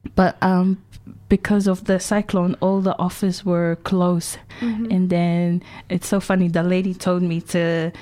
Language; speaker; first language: English; non-native, fluent; Tongan